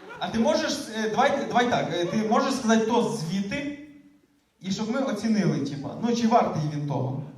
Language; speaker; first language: Ukrainian; native; Ukrainian